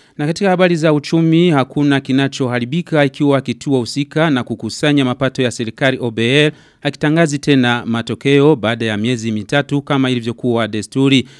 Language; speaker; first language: Swahili; non-native, local second language; Rundi